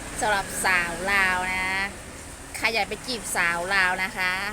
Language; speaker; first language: Thai; non-native, local second language; Lao